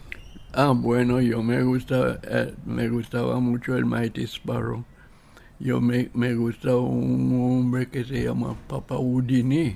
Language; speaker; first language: Spanish; non-native, local second language; English